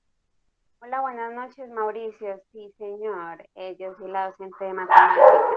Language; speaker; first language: Spanish; native; Spanish